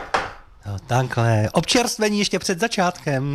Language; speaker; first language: Czech; native; Czech